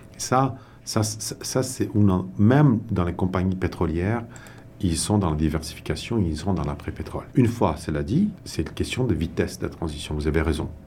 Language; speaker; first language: French; non-native, local second language; Tamil